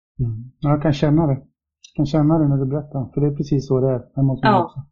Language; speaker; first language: Swedish; native; Swedish